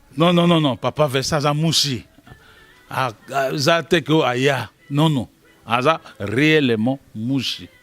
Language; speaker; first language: Lingala; native; Lingala